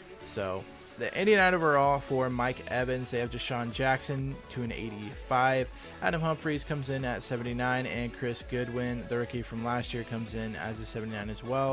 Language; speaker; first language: English; native; English